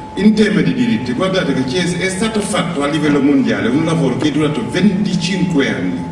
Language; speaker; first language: Italian; non-native, fluent; Wolof